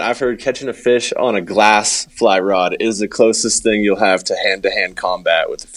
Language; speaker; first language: English; native; English